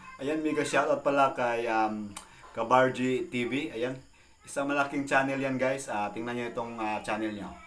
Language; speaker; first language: Filipino; non-native, local second language; Cebuano